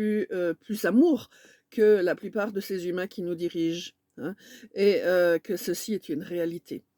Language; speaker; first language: French; native; French